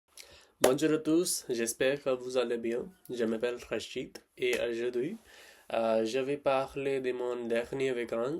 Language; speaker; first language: French; non-native, learner; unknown